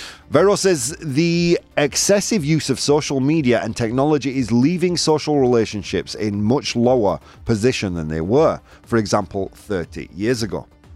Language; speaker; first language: English; native; English